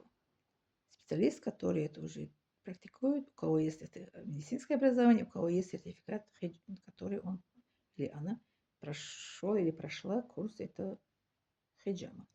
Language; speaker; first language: Russian; non-native, learner; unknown